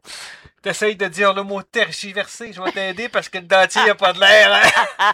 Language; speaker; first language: French; native; French